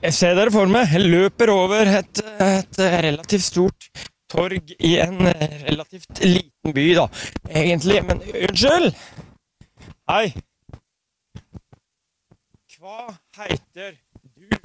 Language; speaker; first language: Norwegian; native; Norwegian